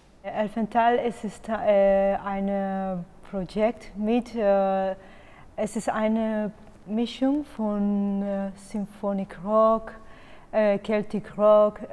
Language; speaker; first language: German; non-native, learner; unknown